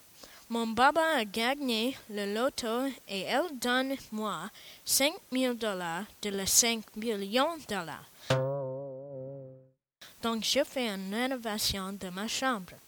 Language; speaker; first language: French; non-native, learner; English